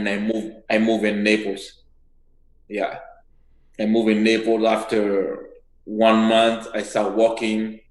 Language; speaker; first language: English; non-native, learner; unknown